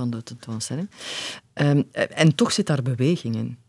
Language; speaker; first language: Dutch; native; Dutch